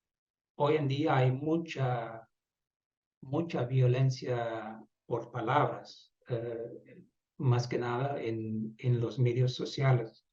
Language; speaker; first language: Spanish; non-native, fluent; Dutch